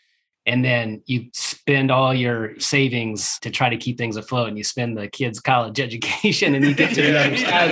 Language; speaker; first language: English; native; English